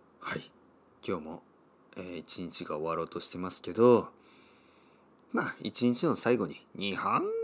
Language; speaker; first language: Japanese; native; Japanese